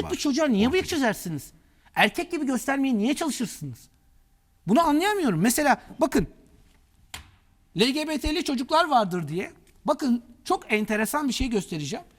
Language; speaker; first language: Turkish; native; Turkish